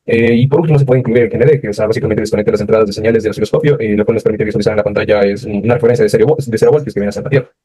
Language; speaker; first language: Spanish; native; Spanish